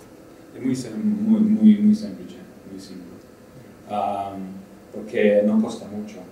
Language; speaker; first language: Spanish; non-native, learner; Romanian